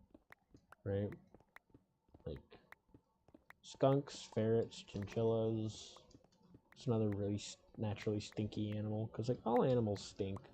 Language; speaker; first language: English; native; English